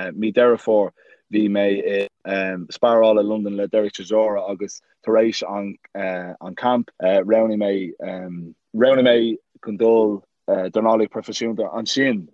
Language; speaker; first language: Irish; non-native, local second language; English